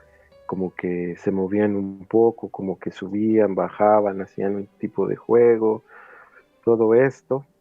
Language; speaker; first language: Spanish; native; Spanish